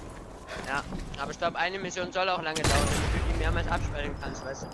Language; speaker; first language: German; native; German